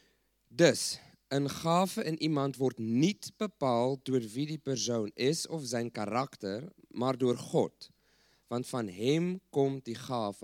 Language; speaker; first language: Dutch; non-native, fluent; English